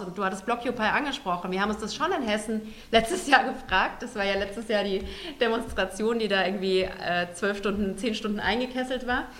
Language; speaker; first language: German; native; German